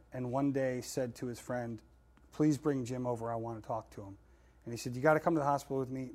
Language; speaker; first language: English; native; English